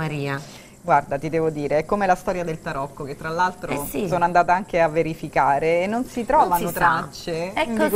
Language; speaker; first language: Italian; native; Italian